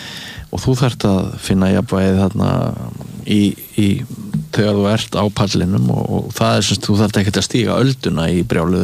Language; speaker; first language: Icelandic; native; Icelandic